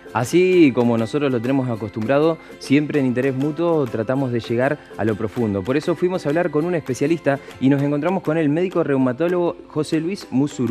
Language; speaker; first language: Spanish; native; Spanish